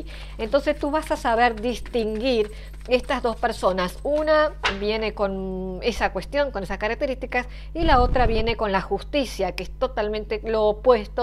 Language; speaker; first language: Spanish; native; Spanish